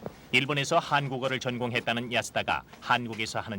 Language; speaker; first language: Korean; native; Korean